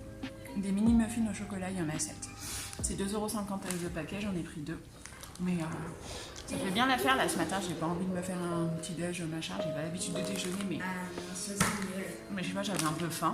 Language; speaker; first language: French; native; French